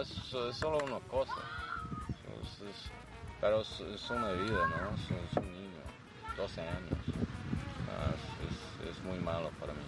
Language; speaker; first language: Spanish; non-native, learner; English